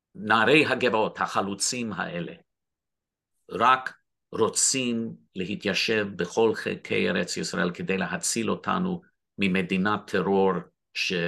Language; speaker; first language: Hebrew; non-native, fluent; English